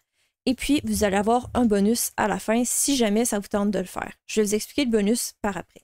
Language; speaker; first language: French; native; French